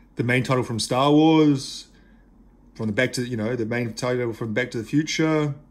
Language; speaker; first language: English; native; English